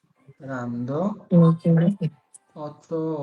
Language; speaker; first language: Italian; non-native, fluent; Bangla